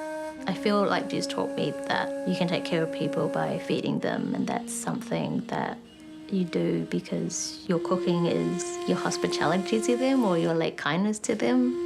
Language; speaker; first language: English; early bilingual, other home language; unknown